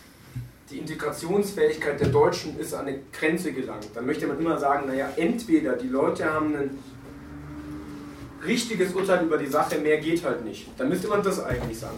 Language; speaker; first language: German; native; German